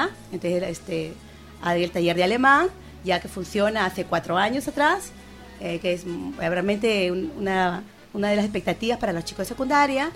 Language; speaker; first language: Spanish; native; Spanish